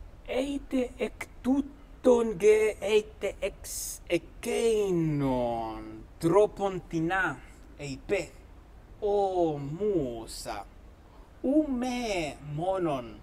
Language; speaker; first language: Greek; non-native, fluent; Spanish